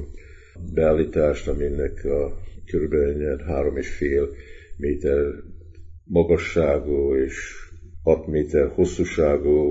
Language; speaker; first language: Hungarian; early bilingual, heritage; Hungarian